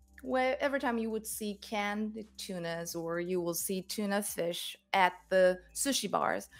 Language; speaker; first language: English; non-native, fluent; Japanese